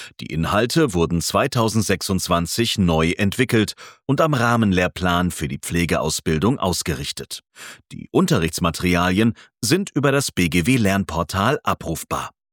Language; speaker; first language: German; native; German